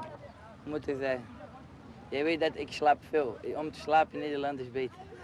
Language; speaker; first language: Dutch; non-native, learner; Portuguese